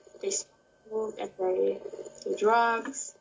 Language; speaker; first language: English; non-native, learner; Kurdish